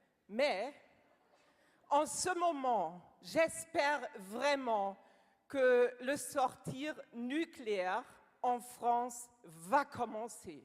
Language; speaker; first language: French; non-native, learner; German